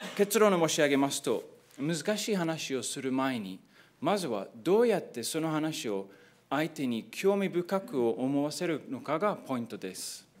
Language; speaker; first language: Japanese; non-native, fluent; English